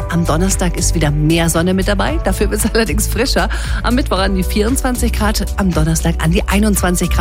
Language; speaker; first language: German; native; German